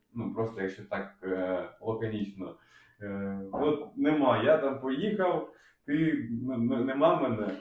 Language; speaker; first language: Ukrainian; non-native, local second language; Russian